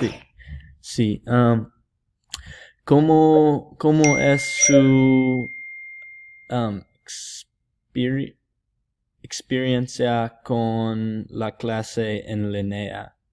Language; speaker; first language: Spanish; non-native, learner; English